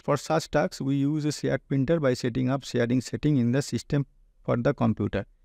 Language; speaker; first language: English; non-native, local second language; Bangla